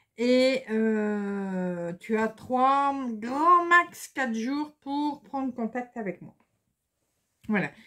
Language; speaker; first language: French; native; French